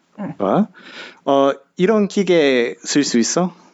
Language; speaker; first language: Korean; non-native, learner; English